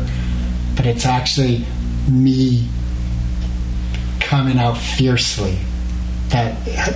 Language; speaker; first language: English; native; English